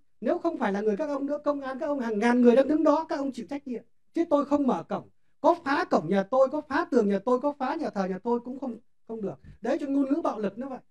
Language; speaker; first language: Vietnamese; native; Vietnamese